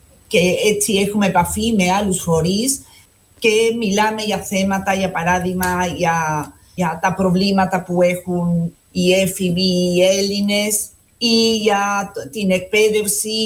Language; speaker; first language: Greek; non-native, fluent; Spanish